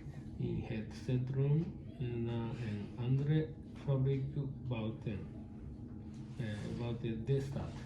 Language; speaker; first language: Dutch; non-native, learner; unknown